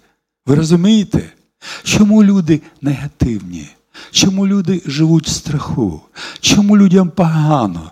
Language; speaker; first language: Ukrainian; non-native, local second language; Russian